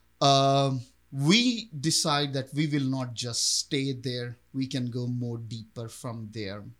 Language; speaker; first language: English; non-native, local second language; Urdu